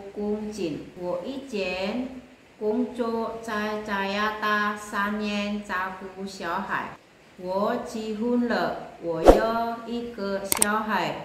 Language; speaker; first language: Chinese; non-native, learner; Indonesian